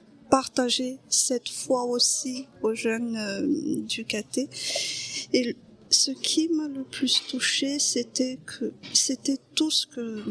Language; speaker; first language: French; non-native, local second language; Malagasy